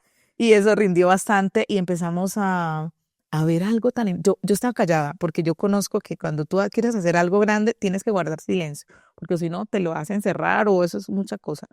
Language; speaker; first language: Spanish; native; Spanish